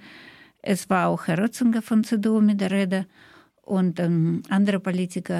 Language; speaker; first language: German; non-native, fluent; Ukrainian